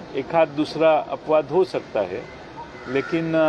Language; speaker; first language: Hindi; non-native, local second language; Marathi